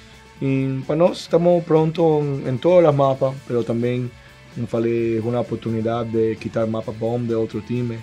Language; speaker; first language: Portuguese; non-native, learner; Spanish